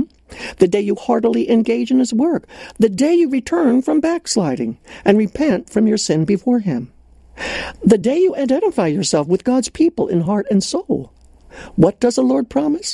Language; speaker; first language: English; native; English